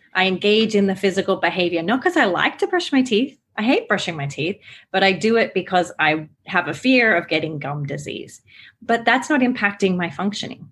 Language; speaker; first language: English; native; English